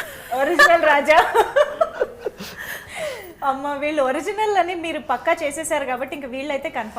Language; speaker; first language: Telugu; native; Telugu